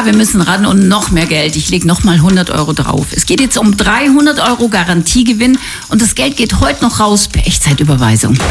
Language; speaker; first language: German; native; German